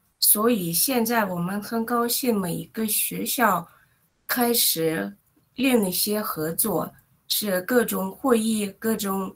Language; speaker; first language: Chinese; non-native, fluent; Russian